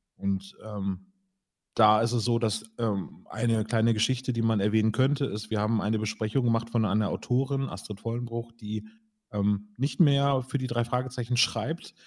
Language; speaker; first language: German; native; German